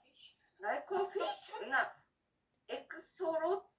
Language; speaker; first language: English; non-native, learner; Japanese